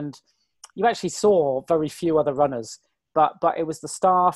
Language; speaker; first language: English; native; English